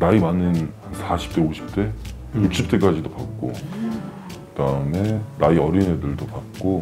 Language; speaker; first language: Korean; native; Korean